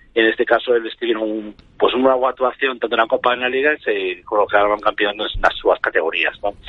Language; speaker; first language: Galician; non-native, local second language; Spanish